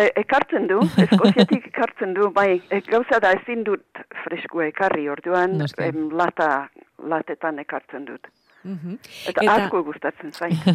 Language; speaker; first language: Basque; non-native, fluent; English